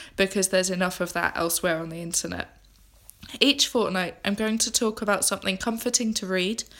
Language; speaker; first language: English; native; English